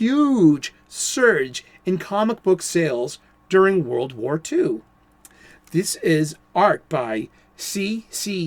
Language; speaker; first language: English; native; English